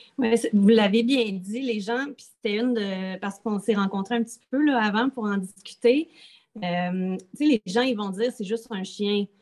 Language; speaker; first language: French; native; French